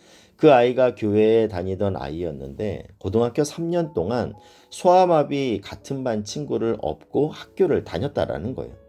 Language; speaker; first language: Korean; native; Korean